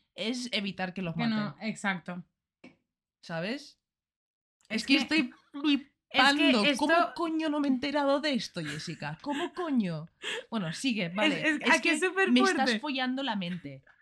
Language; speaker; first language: Spanish; non-native, fluent; English